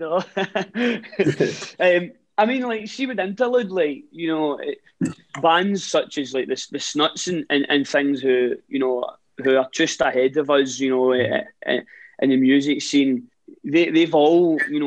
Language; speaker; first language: English; native; English